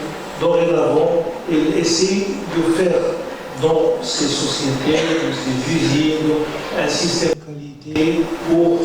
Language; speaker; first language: French; non-native, local second language; Arabic